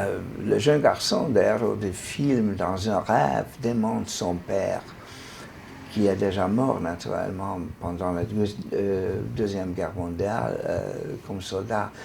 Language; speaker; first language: French; non-native, learner; Hungarian